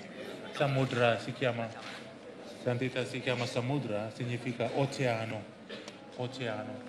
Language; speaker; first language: Italian; non-native, fluent; Indonesian